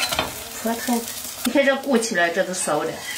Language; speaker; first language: Chinese; native; Chinese